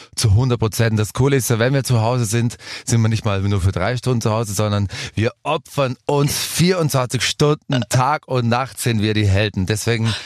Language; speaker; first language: German; native; German